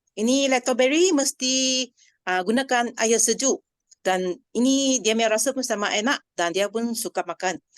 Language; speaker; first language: Malay; non-native, local second language; Chinese